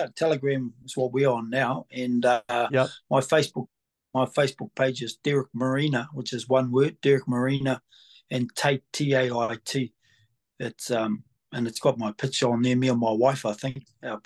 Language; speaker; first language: English; native; English